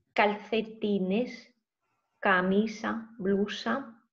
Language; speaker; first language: Spanish; non-native, fluent; Russian